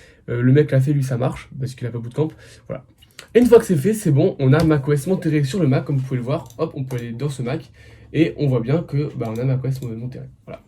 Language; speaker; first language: French; native; French